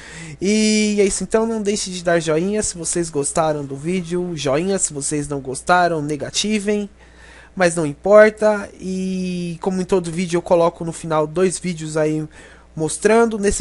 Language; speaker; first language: Portuguese; native; Portuguese